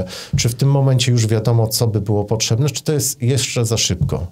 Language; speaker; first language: Polish; native; Polish